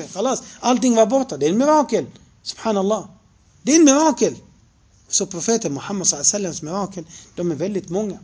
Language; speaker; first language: Swedish; non-native, fluent; Arabic